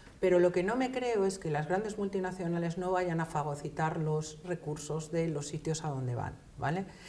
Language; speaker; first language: Spanish; native; Spanish